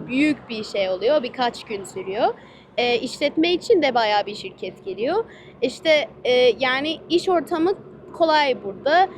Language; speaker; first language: Turkish; early bilingual, heritage; Turkish